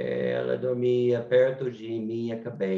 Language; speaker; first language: Portuguese; non-native, learner; English